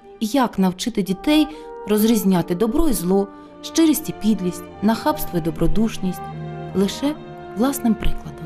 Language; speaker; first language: Ukrainian; native; Ukrainian